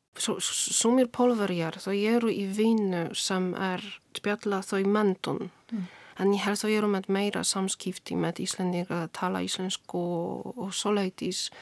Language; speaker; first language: Icelandic; non-native, learner; Polish